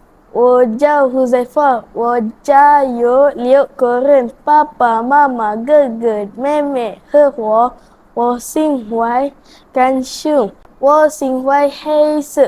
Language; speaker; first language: Chinese; non-native, learner; Malay